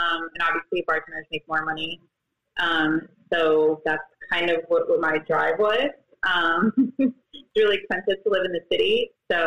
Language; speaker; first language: English; native; English